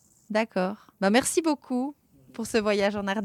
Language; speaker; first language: French; native; French